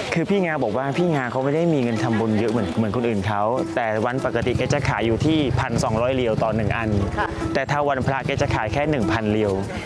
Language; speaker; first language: Thai; non-native, fluent; Khmer